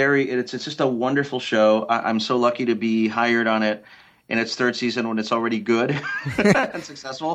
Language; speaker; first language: English; early bilingual, other home language; Spanish